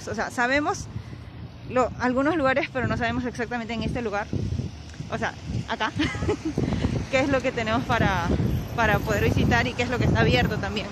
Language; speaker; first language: Spanish; native; Spanish